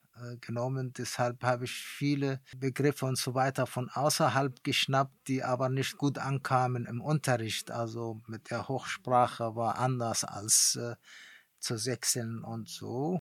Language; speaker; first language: German; non-native, fluent; Arabic